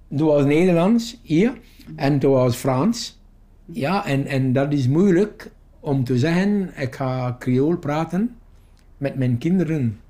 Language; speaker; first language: Dutch; non-native, learner; Morisyen